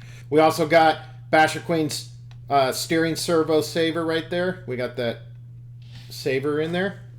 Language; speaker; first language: English; native; English